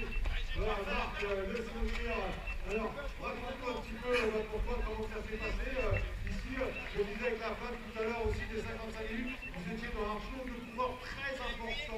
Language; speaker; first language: French; native; French